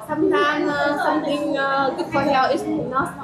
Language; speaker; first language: English; non-native, learner; Vietnamese